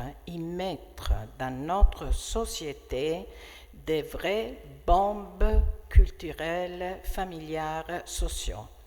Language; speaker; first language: French; non-native, fluent; Italian